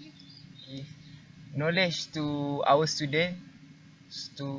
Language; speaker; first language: English; non-native, learner; Malay